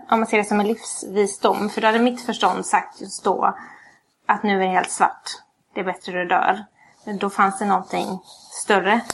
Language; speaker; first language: Swedish; native; Swedish